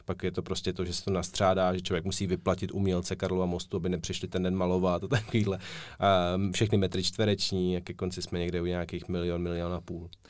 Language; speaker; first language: Czech; native; Czech